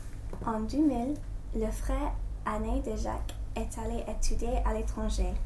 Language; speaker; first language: French; non-native, learner; English